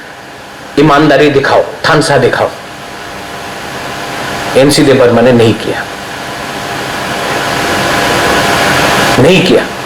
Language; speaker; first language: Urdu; non-native, local second language; Kok Borok